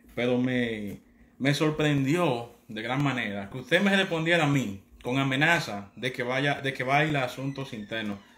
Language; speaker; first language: Spanish; native; Spanish